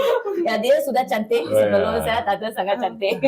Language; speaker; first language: Indonesian; non-native, learner; Malay